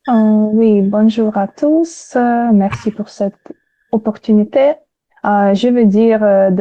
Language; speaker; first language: French; non-native, fluent; Ukrainian